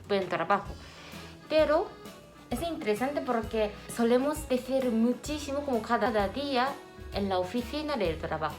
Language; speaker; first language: Spanish; non-native, fluent; Japanese